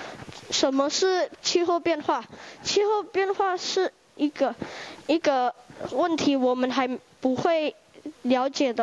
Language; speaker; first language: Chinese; non-native, learner; Indonesian